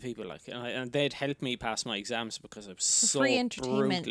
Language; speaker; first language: English; native; English